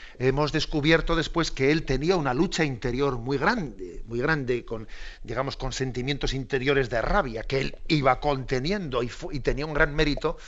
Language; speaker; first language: Spanish; native; Spanish